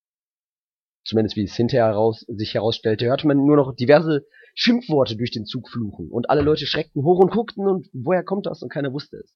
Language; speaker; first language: German; native; German